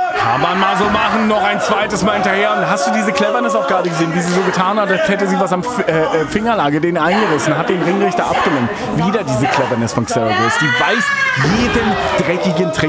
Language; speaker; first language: German; native; German